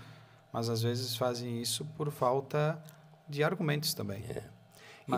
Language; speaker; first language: Portuguese; native; Portuguese